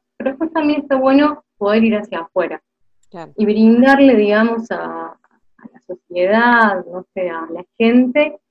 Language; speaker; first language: Spanish; native; Spanish